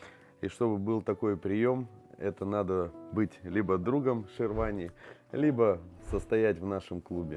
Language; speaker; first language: Russian; native; Russian